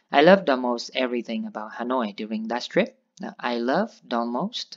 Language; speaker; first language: English; non-native, fluent; Vietnamese